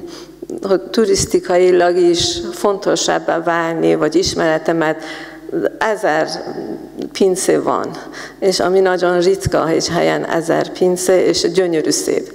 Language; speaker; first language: Hungarian; non-native, fluent; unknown